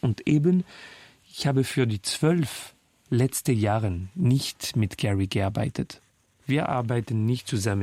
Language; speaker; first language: German; non-native, fluent; French